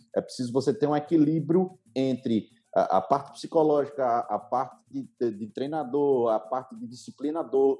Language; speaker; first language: Portuguese; native; Portuguese